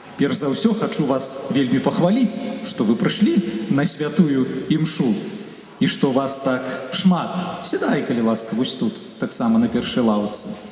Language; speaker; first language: Belarusian; native; Belarusian